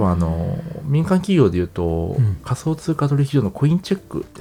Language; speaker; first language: Japanese; native; Japanese